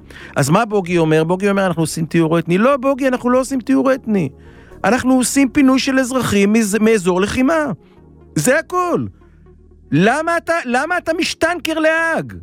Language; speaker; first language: Hebrew; native; Hebrew